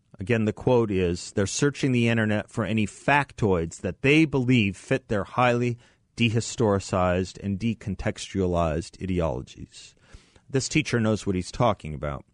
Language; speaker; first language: English; native; English